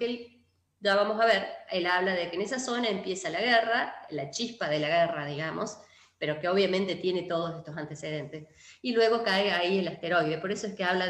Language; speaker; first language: Spanish; native; Spanish